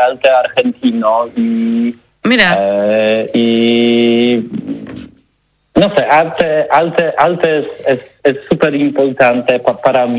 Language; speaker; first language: Spanish; non-native, learner; Polish